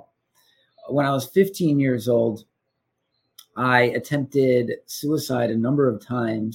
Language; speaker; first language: English; native; English